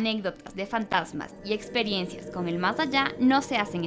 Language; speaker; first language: Spanish; native; Spanish